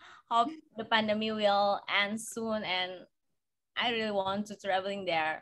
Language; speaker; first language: English; non-native, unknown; Indonesian